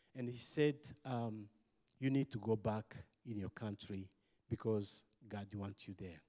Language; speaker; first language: English; non-native, local second language; Kinyarwanda